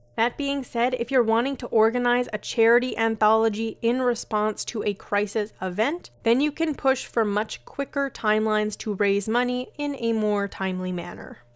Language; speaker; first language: English; native; English